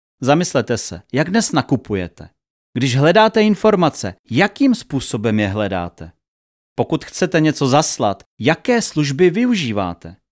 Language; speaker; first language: Czech; native; Czech